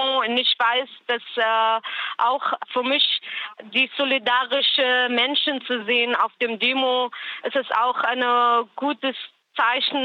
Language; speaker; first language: German; non-native, learner; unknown